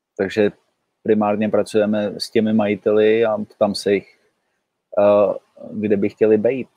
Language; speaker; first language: Czech; native; Czech